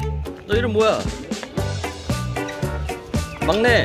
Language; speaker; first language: Korean; native; Korean